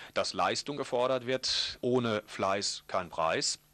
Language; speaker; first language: German; native; German